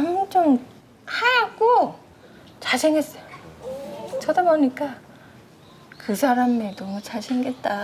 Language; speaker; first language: Korean; non-native, fluent; Vietnamese